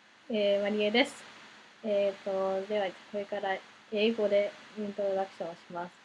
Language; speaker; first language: Japanese; early bilingual, heritage; Japanese